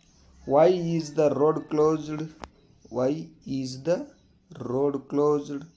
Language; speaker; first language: English; non-native, local second language; Kannada